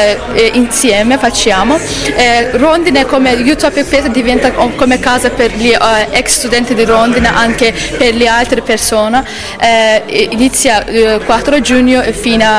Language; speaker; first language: Italian; non-native, learner; Azerbaijani